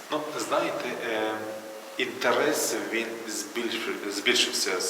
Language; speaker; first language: Ukrainian; non-native, local second language; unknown